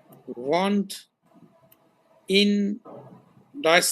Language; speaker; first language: German; non-native, learner; Bangla